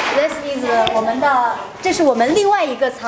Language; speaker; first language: Chinese; native; Chinese